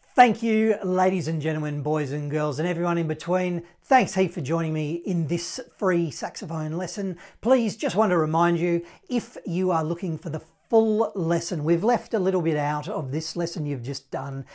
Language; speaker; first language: English; native; English